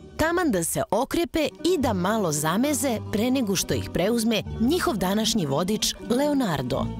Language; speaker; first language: Bosnian; native; Bosnian